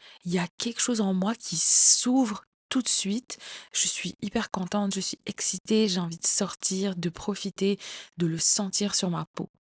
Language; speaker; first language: French; native; French